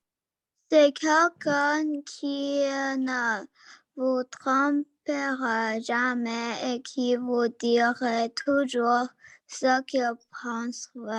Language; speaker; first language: French; non-native, learner; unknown